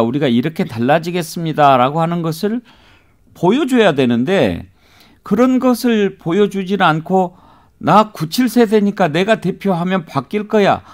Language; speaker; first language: Korean; native; Korean